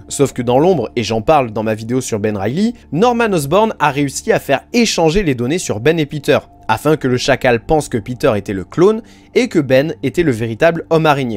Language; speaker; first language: French; native; French